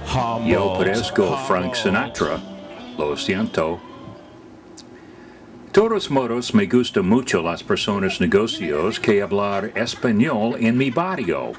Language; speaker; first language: Spanish; non-native, learner; English